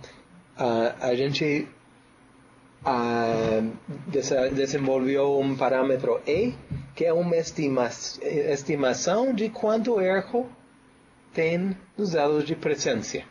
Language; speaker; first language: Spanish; non-native, learner; English